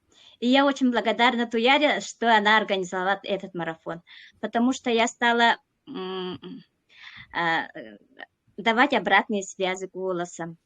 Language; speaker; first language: Russian; non-native, local second language; Yakut